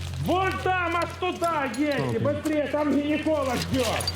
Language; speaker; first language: Russian; native; Russian